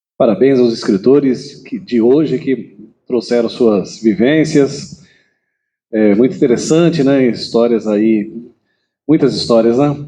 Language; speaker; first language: Portuguese; native; Portuguese